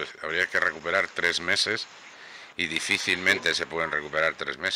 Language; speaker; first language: Spanish; native; Spanish